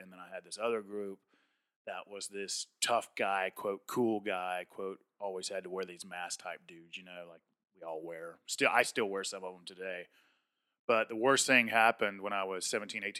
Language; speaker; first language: English; native; English